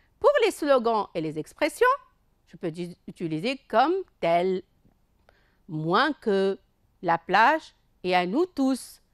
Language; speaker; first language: French; non-native, local second language; Arabic